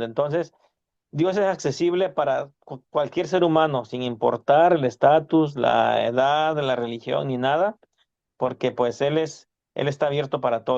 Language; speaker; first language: Spanish; native; Spanish